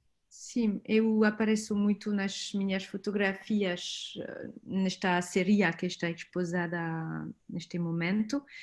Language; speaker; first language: Portuguese; non-native, fluent; French